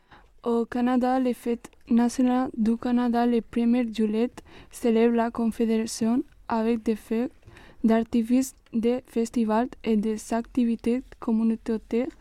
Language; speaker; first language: French; non-native, learner; Spanish